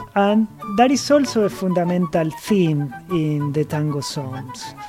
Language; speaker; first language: English; non-native, fluent; Spanish